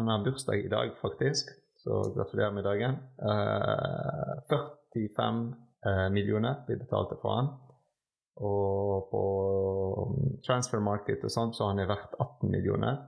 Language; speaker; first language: Norwegian; non-native, fluent; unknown